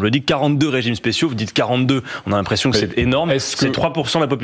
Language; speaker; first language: French; native; French